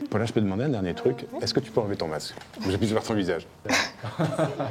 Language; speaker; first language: French; native; French